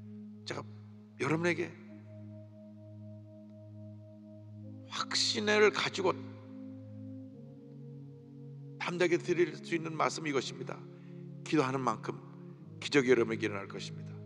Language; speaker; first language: Korean; native; Korean